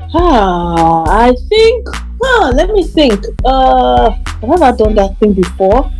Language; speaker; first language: English; non-native, local second language; Yoruba